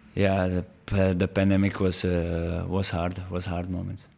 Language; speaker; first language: English; non-native, fluent; Portuguese